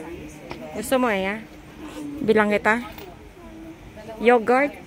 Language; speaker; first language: Filipino; native; Filipino